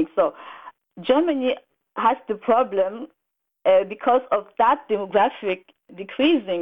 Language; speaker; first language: English; non-native, local second language; French